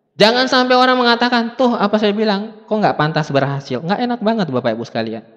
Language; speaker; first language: Indonesian; non-native, local second language; Buginese